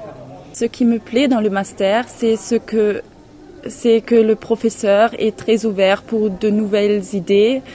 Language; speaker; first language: French; non-native, fluent; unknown